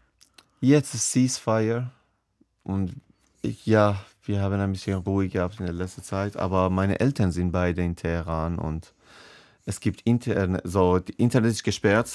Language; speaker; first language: German; non-native, learner; Persian